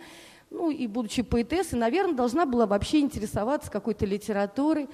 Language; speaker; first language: Russian; native; Russian